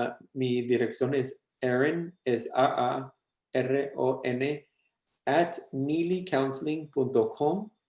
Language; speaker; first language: Spanish; early bilingual, heritage; English